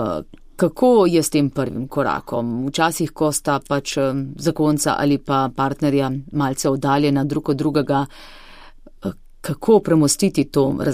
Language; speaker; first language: Slovenian; native; Slovenian